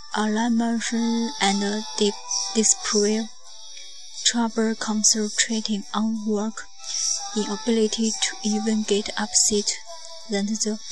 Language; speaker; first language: English; non-native, learner; Chinese